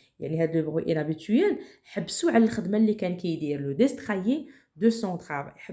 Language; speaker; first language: French; non-native, local second language; Arabic